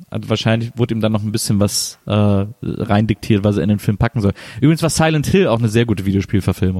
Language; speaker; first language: German; native; German